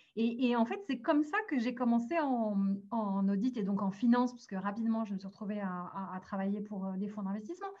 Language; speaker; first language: French; early bilingual, other home language; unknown